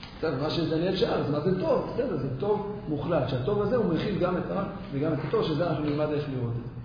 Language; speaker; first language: Hebrew; native; Hebrew